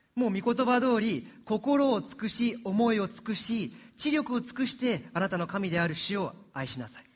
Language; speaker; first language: Japanese; early bilingual, other home language; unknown